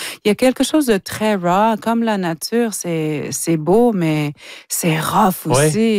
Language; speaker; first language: French; non-native, local second language; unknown